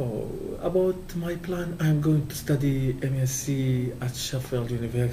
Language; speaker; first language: English; non-native, learner; Kurdish